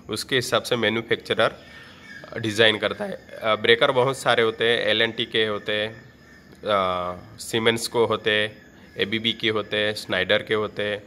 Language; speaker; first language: Hindi; non-native, local second language; Gujarati